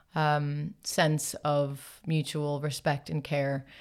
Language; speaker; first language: English; native; English